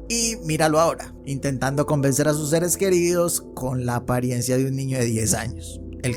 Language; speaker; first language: Spanish; native; Spanish